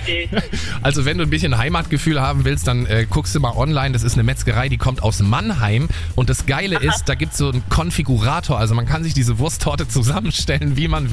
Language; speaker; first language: German; native; German